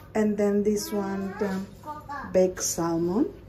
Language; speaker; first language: English; non-native, fluent; Indonesian